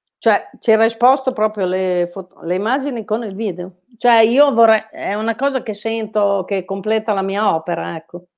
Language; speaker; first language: Italian; native; Italian